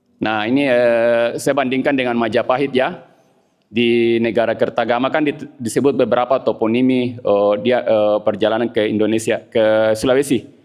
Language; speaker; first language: Indonesian; non-native, local second language; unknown